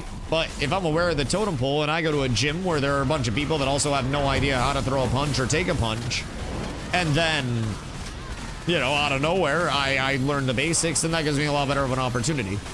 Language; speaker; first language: English; native; English